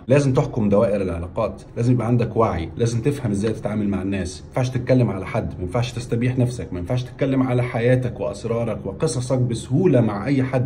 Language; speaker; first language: Arabic; native; Arabic